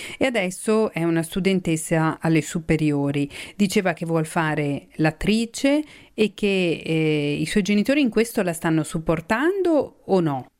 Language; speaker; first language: Italian; native; Italian